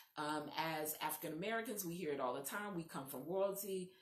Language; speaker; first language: English; native; English